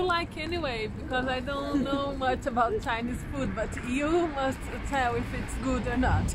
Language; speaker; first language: English; non-native, fluent; Portuguese